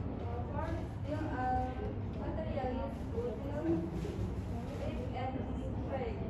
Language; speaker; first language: English; non-native, learner; Indonesian